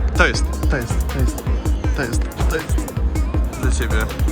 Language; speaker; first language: Polish; non-native, learner; Russian